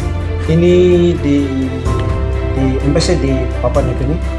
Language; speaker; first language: Indonesian; non-native, learner; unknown